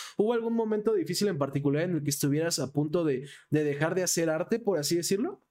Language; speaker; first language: Spanish; native; Spanish